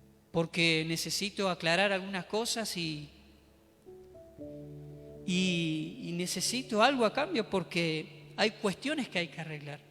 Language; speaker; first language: Spanish; native; Spanish